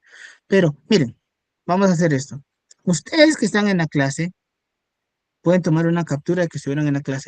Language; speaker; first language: Spanish; native; Spanish